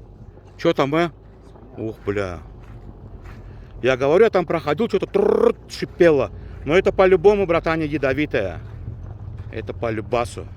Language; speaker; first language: Russian; native; Russian